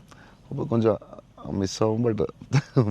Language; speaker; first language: Tamil; non-native, local second language; Telugu